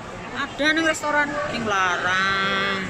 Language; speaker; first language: Indonesian; non-native, local second language; Javanese